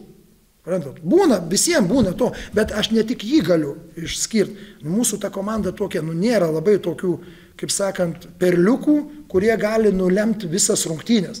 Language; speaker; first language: Lithuanian; native; Lithuanian